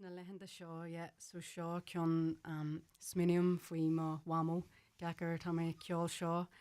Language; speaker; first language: Irish; non-native, local second language; English